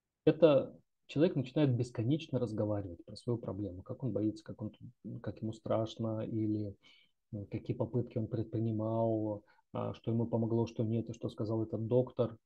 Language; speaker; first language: Russian; native; Russian